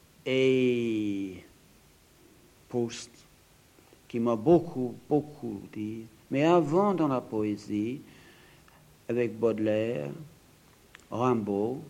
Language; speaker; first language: French; non-native, fluent; English